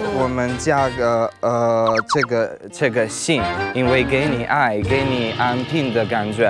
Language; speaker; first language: Chinese; non-native, learner; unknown